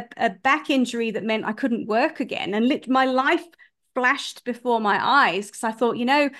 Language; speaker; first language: English; native; English